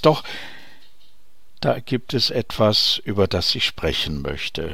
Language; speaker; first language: German; native; German